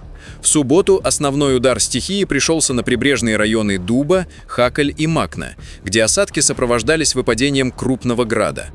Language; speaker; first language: Russian; native; Russian